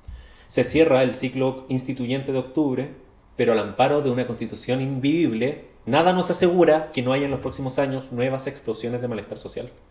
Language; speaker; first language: Spanish; native; Spanish